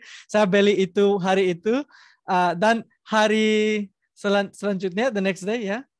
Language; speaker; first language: Indonesian; non-native, learner; Spanish